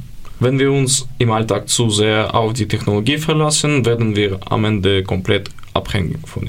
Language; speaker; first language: German; non-native, learner; Ukrainian